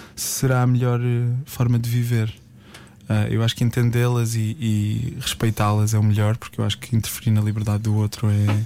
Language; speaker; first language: Portuguese; native; Portuguese